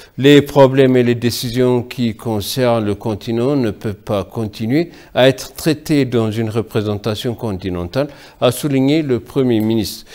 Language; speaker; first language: French; non-native, fluent; Amharic